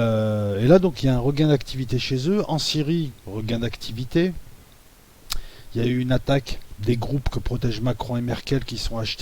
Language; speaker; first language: French; native; French